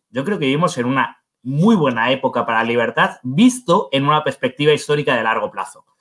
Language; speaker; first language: Spanish; native; Spanish